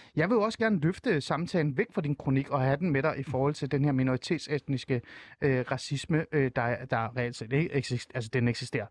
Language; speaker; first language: Danish; early bilingual, other home language; Persian